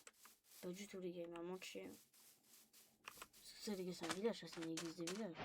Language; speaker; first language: French; native; French